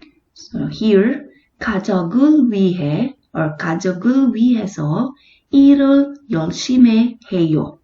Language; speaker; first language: Korean; non-native, fluent; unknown